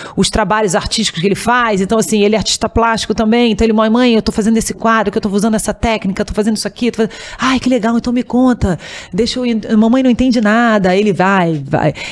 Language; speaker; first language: Portuguese; native; Portuguese